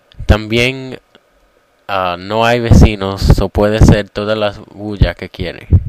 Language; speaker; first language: Spanish; non-native, learner; English